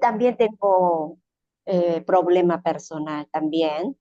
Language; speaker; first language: Spanish; non-native, learner; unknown